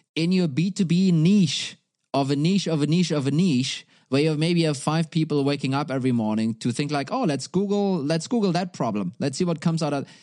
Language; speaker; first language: English; non-native, fluent; German